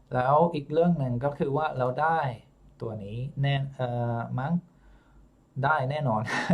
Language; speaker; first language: Thai; non-native, fluent; English